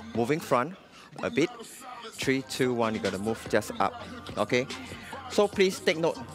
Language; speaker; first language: English; non-native, local second language; Chinese